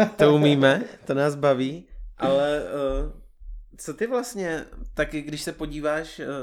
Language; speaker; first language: Czech; native; Czech